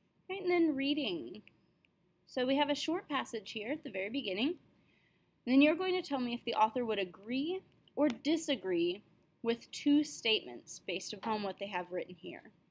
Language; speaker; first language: English; native; English